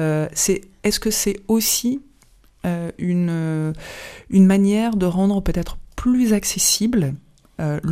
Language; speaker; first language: French; native; French